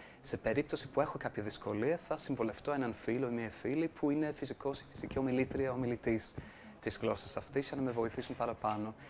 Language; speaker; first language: Greek; non-native, fluent; English